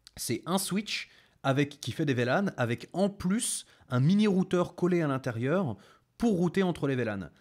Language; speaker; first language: French; native; French